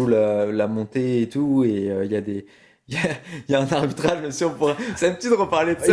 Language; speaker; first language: French; native; French